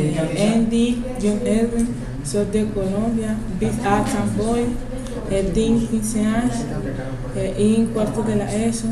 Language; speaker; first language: Catalan; non-native, learner; Spanish